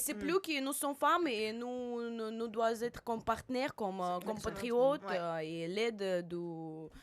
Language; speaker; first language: French; non-native, learner; Russian